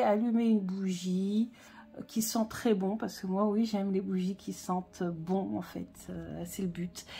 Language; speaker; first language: French; native; French